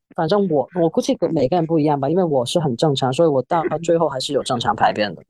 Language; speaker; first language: Chinese; non-native, local second language; Cantonese